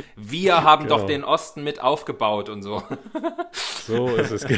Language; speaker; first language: German; native; German